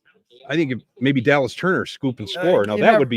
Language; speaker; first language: English; native; English